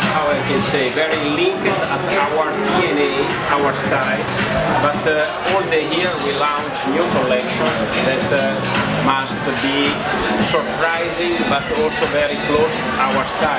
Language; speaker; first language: English; non-native, fluent; Italian